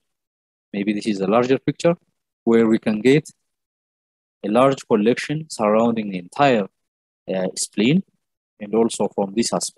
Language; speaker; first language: English; non-native, local second language; Amharic